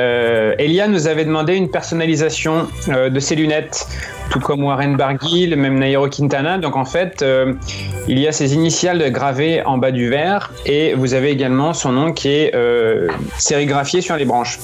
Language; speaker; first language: French; native; French